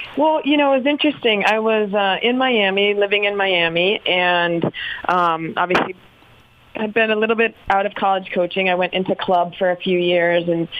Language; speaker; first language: English; native; English